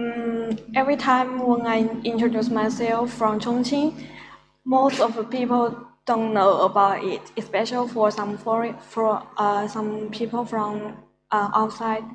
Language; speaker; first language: English; non-native, fluent; Chinese